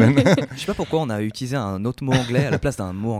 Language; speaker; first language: French; native; French